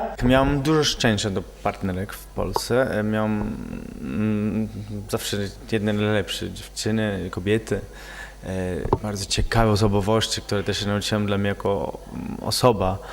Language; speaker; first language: Polish; non-native, fluent; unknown